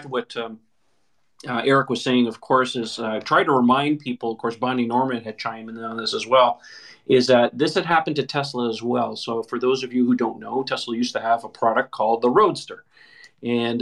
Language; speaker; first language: English; native; English